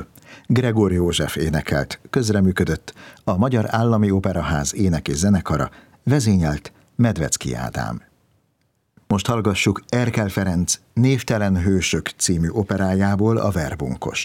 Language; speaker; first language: Hungarian; native; Hungarian